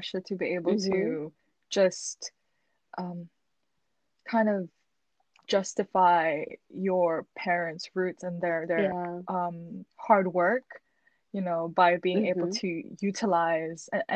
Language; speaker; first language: English; early bilingual, other home language; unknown